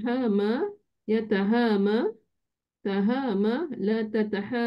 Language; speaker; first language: Arabic; non-native, learner; Indonesian